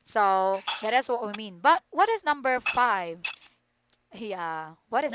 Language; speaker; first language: English; non-native, fluent; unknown